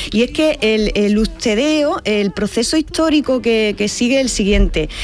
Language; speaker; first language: Spanish; native; Spanish